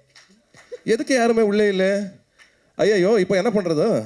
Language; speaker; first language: Tamil; non-native, local second language; Kannada